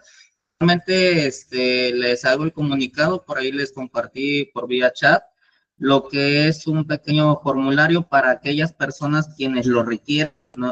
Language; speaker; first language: Spanish; native; Spanish